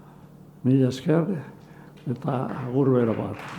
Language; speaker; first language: Basque; non-native, local second language; Spanish